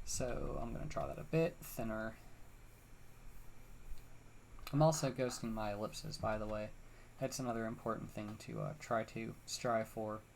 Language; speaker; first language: English; native; English